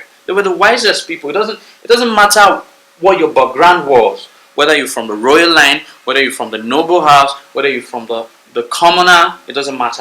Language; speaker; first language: English; non-native, local second language; Bini